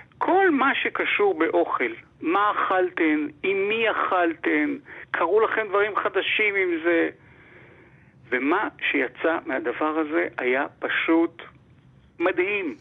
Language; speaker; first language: Hebrew; native; Hebrew